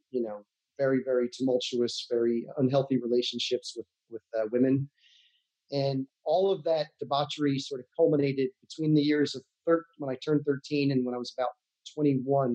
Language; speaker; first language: English; native; English